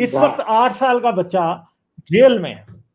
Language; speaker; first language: Urdu; native; Urdu